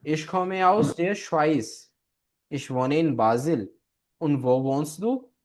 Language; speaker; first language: German; non-native, fluent; Urdu